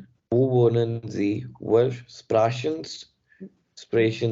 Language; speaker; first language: German; non-native, learner; Hindi